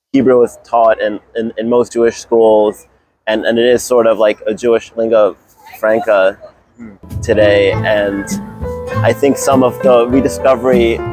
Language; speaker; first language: English; native; English